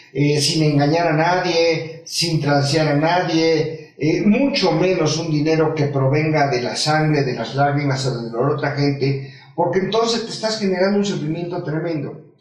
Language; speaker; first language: Spanish; native; Spanish